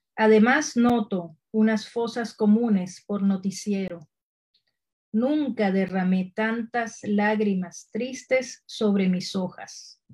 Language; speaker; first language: Spanish; native; Spanish